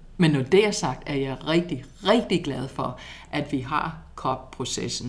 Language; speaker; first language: Danish; non-native, fluent; English